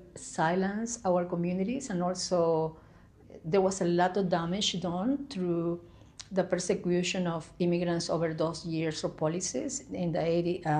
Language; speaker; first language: English; non-native, fluent; Spanish